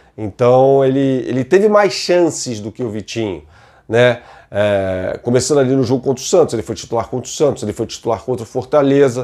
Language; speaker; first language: Portuguese; native; Portuguese